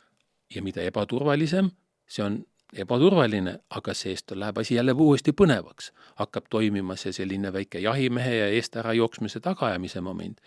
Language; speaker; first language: Estonian; native; Estonian